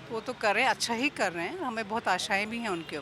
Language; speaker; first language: Hindi; native; Hindi